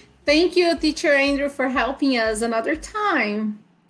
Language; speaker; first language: English; non-native, fluent; Portuguese